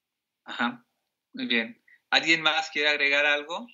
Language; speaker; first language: Spanish; native; Spanish